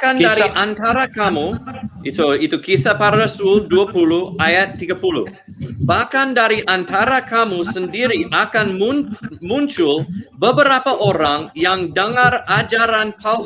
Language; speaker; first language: Indonesian; non-native, learner; English